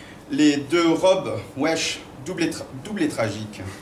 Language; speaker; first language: French; native; French